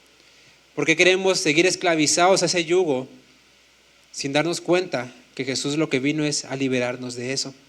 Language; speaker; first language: Spanish; native; Spanish